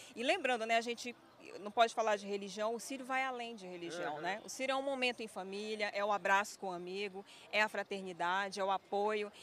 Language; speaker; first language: Portuguese; native; Portuguese